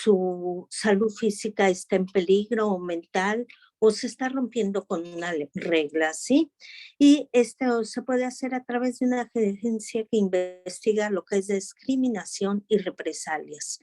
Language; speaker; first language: Spanish; native; Spanish